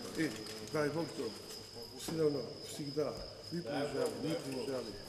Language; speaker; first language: Russian; non-native, fluent; Georgian